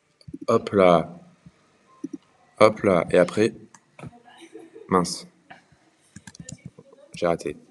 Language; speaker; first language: French; native; French